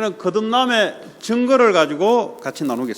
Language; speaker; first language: Korean; native; Korean